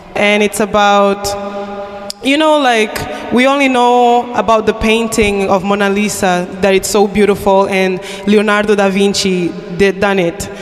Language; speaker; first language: English; non-native, fluent; Portuguese